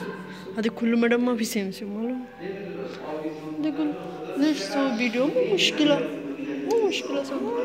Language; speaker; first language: Arabic; non-native, learner; Bangla